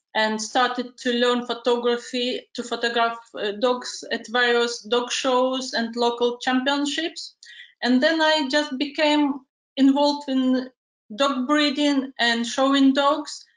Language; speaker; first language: English; non-native, fluent; Ukrainian